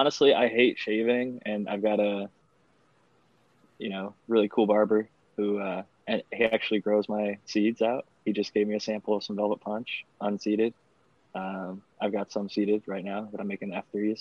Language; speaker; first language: English; native; English